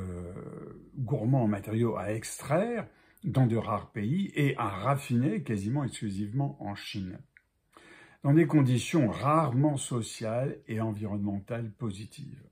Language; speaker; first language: French; native; French